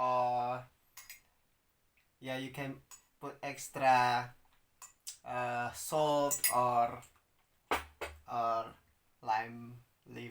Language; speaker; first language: English; non-native, learner; Indonesian